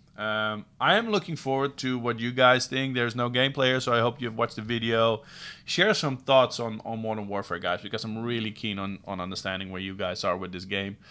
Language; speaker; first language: English; non-native, fluent; Dutch